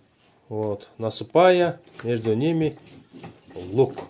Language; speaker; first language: Russian; non-native, local second language; Kyrgyz